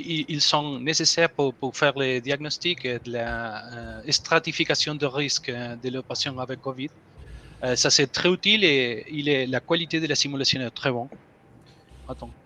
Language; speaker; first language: French; non-native, learner; Spanish